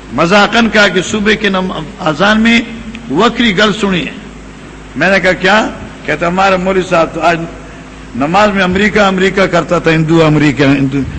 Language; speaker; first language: Urdu; non-native, local second language; Northern Hindko